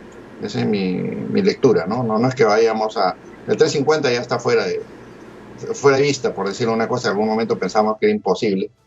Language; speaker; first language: Spanish; native; Spanish